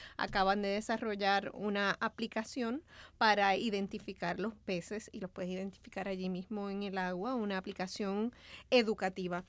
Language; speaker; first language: Spanish; native; Spanish